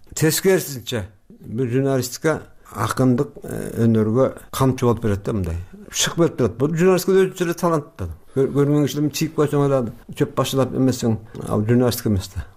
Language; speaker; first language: Kyrgyz; native; Kyrgyz